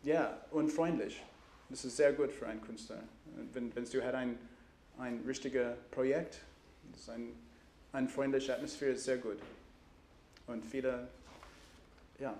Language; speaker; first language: German; non-native, learner; English